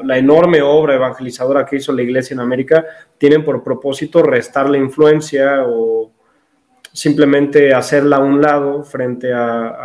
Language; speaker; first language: Spanish; native; Spanish